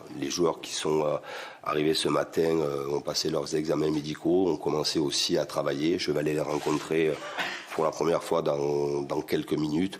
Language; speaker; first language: French; native; French